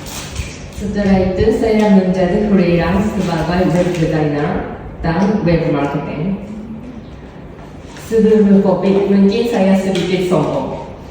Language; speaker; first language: Indonesian; non-native, fluent; Japanese